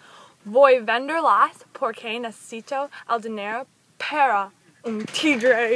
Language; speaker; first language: Spanish; non-native, learner; English